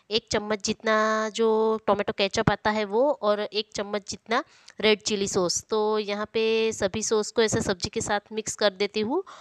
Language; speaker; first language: Hindi; non-native, local second language; Gujarati